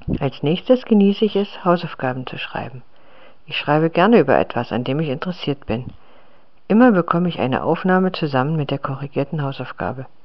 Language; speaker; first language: German; non-native, fluent; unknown